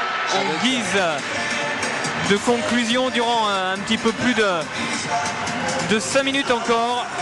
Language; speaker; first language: French; native; French